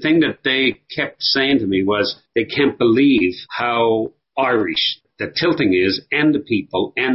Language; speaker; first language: English; native; English